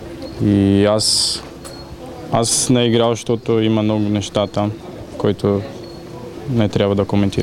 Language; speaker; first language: Bulgarian; non-native, learner; Portuguese